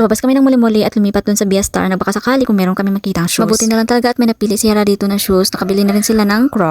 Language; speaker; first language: Filipino; non-native, local second language; Cebuano